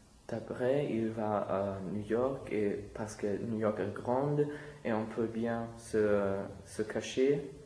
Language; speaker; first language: French; non-native, learner; German